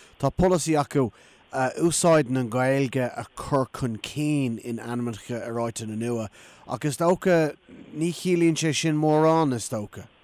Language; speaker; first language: Irish; non-native, local second language; English